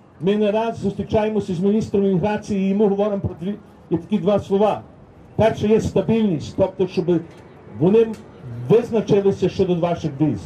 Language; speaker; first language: Ukrainian; early bilingual, heritage; Ukrainian